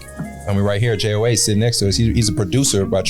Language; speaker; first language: English; native; English